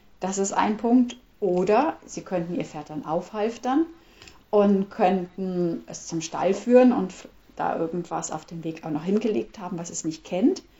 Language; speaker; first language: German; native; German